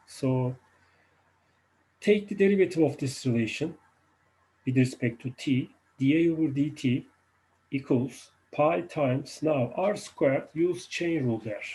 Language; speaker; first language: English; non-native, fluent; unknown